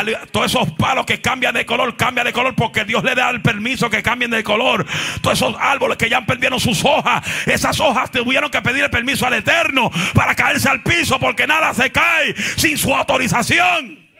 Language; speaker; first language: Spanish; native; Spanish